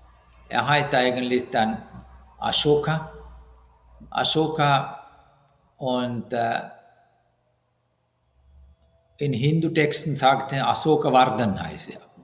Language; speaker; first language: German; non-native, learner; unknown